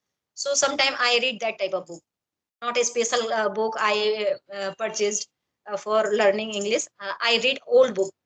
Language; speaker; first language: English; non-native, learner; Hindi